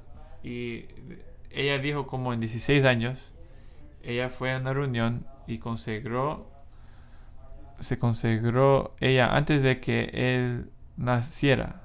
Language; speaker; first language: Spanish; non-native, fluent; English